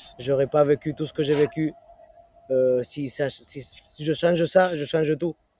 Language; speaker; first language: French; non-native, fluent; Spanish